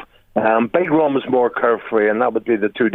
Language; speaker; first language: English; native; English